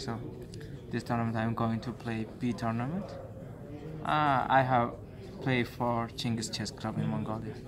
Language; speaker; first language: English; non-native, learner; Mongolian